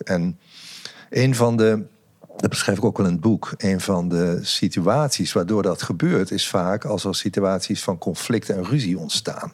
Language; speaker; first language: Dutch; native; Dutch